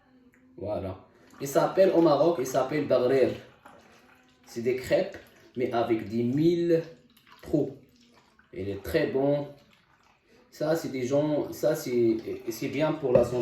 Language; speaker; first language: French; non-native, local second language; Arabic